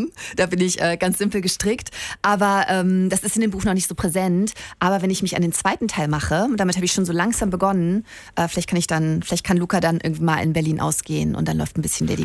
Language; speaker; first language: German; native; German